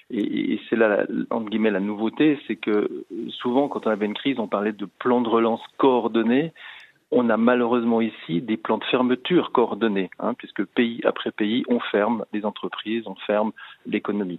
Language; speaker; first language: French; native; French